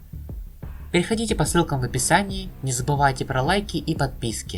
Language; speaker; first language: Russian; native; Russian